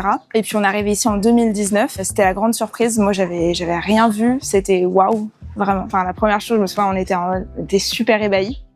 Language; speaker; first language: French; native; French